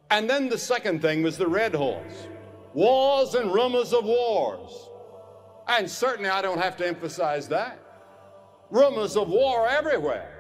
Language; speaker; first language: English; native; English